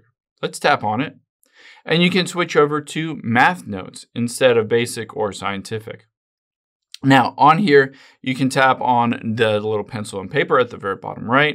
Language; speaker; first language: English; native; English